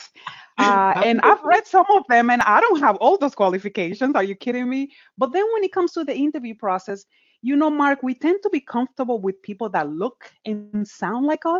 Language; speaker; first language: English; non-native, fluent; Spanish